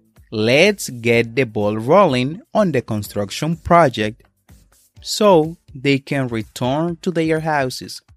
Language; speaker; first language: English; non-native, fluent; Spanish